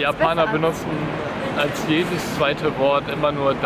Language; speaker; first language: German; native; German